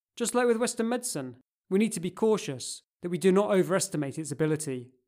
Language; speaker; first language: English; native; English